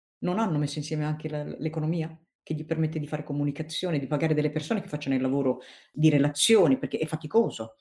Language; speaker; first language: Italian; non-native, fluent; Tigrinya